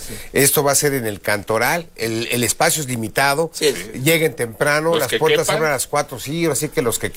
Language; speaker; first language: Spanish; native; Spanish